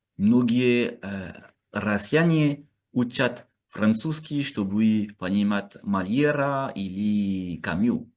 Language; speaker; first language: Russian; non-native, learner; French